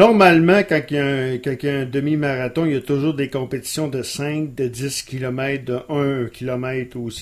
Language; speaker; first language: French; native; French